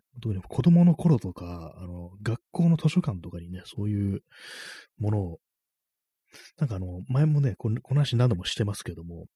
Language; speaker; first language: Japanese; native; Japanese